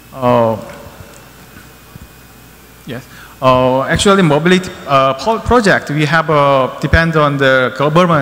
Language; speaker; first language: English; non-native, learner; Korean